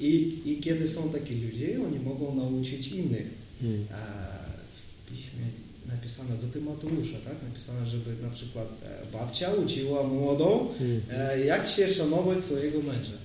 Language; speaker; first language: Polish; non-native, learner; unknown